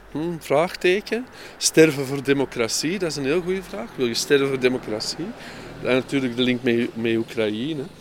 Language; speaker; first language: Dutch; native; Dutch